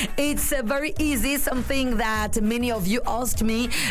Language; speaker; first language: English; non-native, local second language; Morisyen